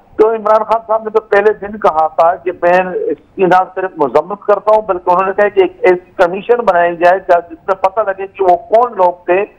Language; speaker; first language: Urdu; non-native, local second language; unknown